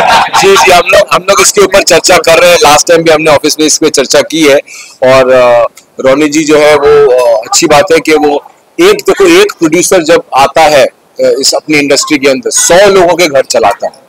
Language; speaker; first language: Hindi; native; Hindi